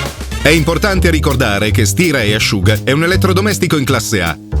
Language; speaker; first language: Italian; native; Italian